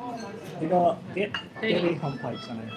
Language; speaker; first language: Korean; non-native, learner; Japanese